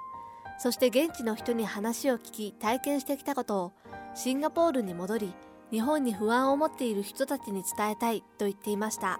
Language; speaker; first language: Japanese; native; Japanese